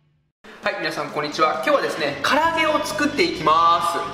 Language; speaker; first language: Japanese; native; Japanese